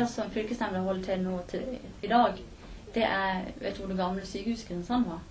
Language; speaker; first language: Norwegian; native; Norwegian